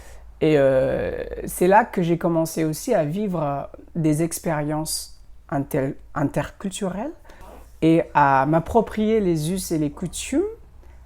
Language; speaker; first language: French; non-native, fluent; Indonesian